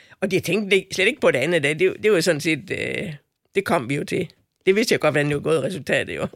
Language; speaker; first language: Danish; native; Danish